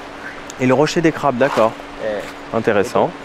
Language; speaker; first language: French; native; French